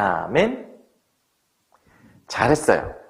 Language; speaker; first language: Korean; native; Korean